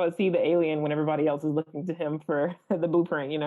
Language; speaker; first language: English; native; English